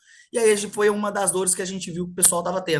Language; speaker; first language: Portuguese; native; Portuguese